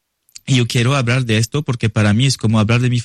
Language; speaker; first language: Spanish; non-native, learner; French